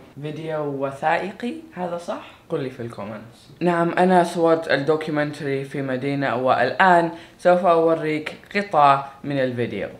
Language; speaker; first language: Arabic; early bilingual, heritage; Arabic